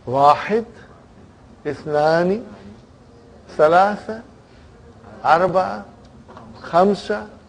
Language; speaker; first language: Arabic; non-native, fluent; Urdu